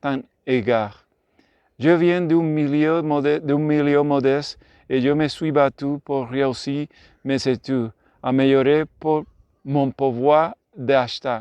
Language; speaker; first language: French; non-native, learner; Spanish